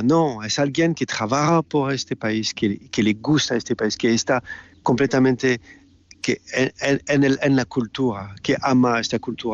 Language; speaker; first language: Spanish; non-native, fluent; French